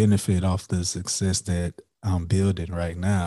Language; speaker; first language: English; native; English